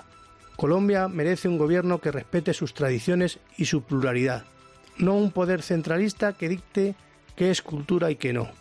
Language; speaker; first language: Spanish; native; Spanish